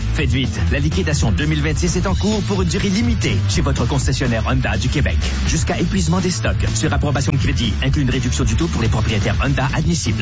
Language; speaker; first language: French; native; French